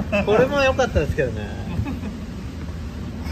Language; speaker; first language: Japanese; native; Japanese